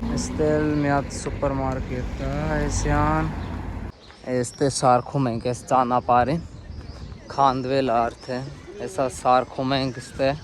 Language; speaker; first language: Armenian; non-native, learner; Hindi